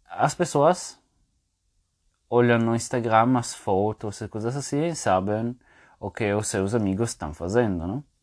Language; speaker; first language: Portuguese; non-native, fluent; French